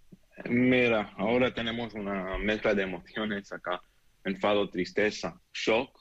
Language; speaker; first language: Spanish; non-native, learner; Hebrew